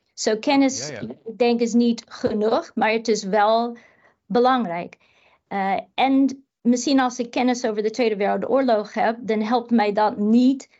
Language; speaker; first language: Dutch; non-native, fluent; English